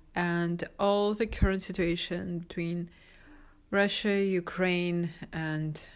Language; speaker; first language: English; non-native, fluent; Russian